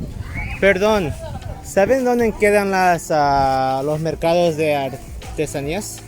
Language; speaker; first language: Spanish; early bilingual, heritage; English